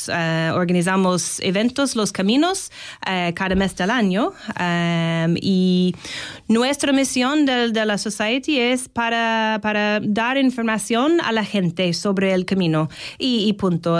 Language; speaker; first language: Spanish; non-native, fluent; English